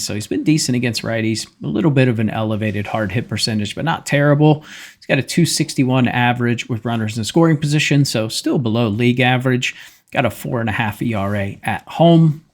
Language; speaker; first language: English; native; English